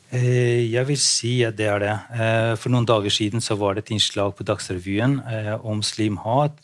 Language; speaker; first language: Norwegian; non-native, fluent; Albanian